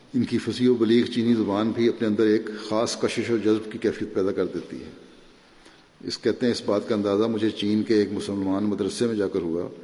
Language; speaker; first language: Urdu; native; Urdu